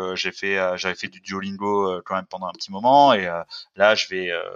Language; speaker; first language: French; native; French